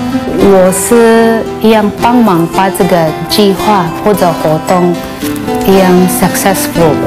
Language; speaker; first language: Chinese; non-native, fluent; Cebuano